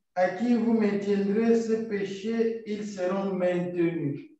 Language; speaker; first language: French; non-native, local second language; Lingala